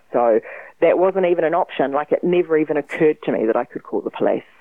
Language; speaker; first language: English; native; English